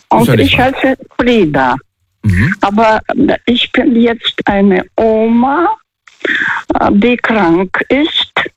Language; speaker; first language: German; non-native, fluent; Russian